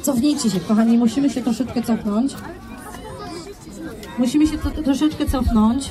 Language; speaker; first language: Polish; native; Polish